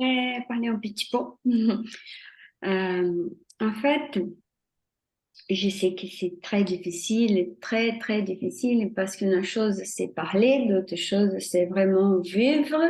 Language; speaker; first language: French; non-native, fluent; Portuguese